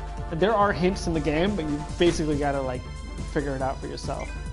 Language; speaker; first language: English; early bilingual, other home language; Spanish